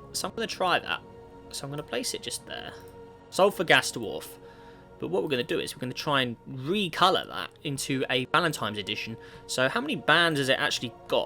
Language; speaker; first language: English; native; English